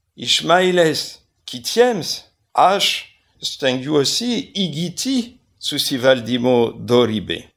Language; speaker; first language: Lithuanian; non-native, fluent; French